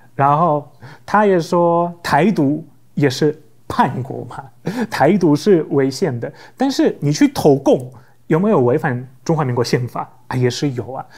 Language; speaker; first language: Chinese; non-native, fluent; Polish